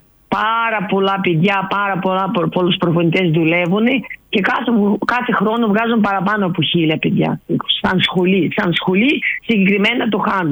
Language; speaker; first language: Greek; non-native, learner; Russian